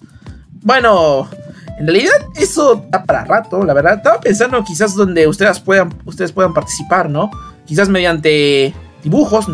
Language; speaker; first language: Spanish; native; Spanish